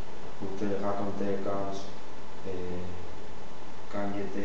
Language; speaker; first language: French; non-native, learner; Spanish